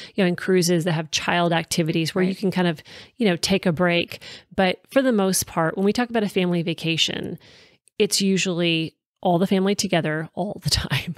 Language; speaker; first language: English; native; English